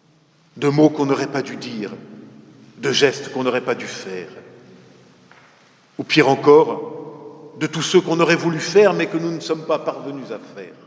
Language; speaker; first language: French; native; French